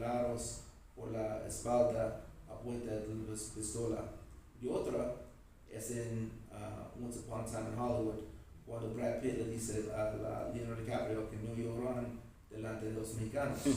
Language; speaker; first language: Spanish; non-native, learner; English